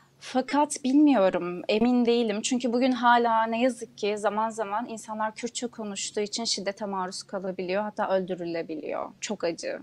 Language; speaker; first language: Turkish; non-native, local second language; Kurdish